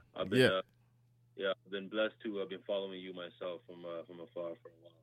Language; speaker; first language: English; early bilingual, other home language; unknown